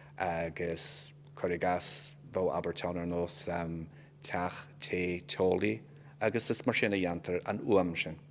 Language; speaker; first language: Irish; native; Irish